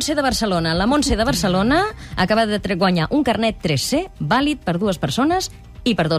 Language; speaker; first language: Catalan; native; Catalan